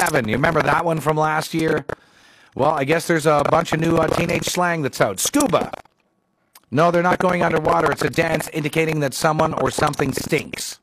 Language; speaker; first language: English; native; English